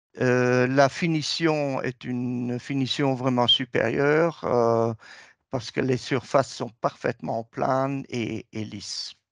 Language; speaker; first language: French; native; French